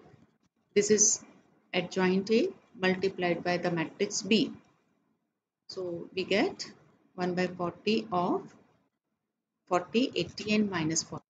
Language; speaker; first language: English; non-native, local second language; Hindi